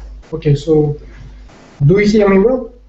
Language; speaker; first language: English; non-native, fluent; Ukrainian